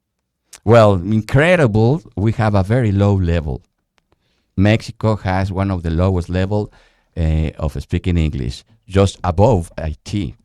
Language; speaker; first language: English; non-native, fluent; Spanish